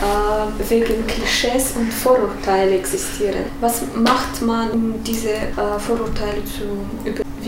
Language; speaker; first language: German; non-native, fluent; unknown